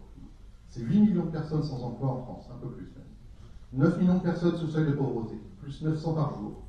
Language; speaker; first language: French; native; French